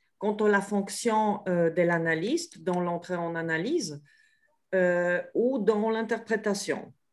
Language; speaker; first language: French; non-native, fluent; Polish